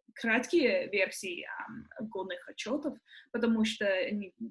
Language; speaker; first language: Russian; non-native, fluent; English